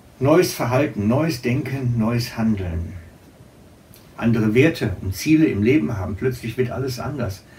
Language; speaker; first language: German; native; German